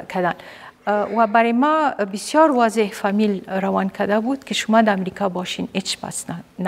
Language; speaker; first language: Persian; non-native, fluent; Arabic